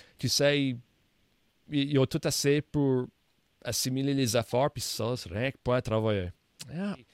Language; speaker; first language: French; native; French